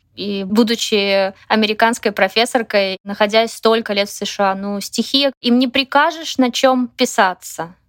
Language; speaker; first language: Russian; native; Russian